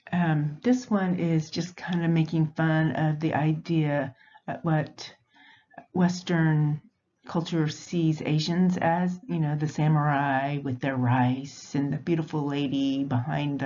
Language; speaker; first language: English; native; English